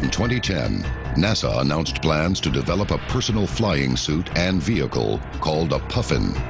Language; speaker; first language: English; native; English